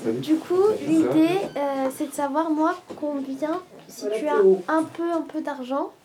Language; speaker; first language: French; native; French